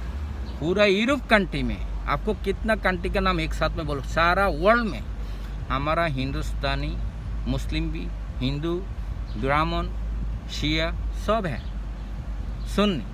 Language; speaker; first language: Hindi; non-native, local second language; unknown